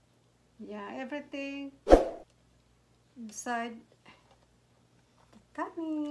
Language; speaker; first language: English; non-native, local second language; Filipino